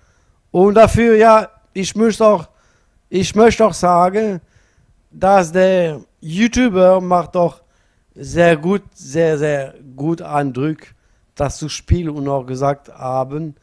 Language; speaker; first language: German; non-native, learner; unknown